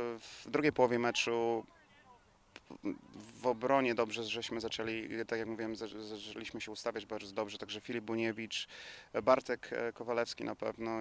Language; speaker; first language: Polish; native; Polish